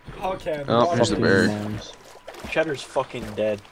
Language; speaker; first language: English; native; English